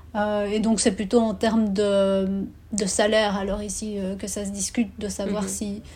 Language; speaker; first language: French; native; French